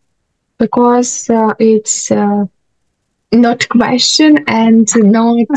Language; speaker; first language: English; non-native, learner; Russian